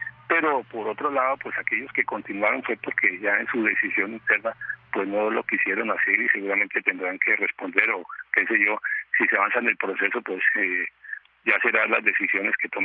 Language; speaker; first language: Spanish; native; Spanish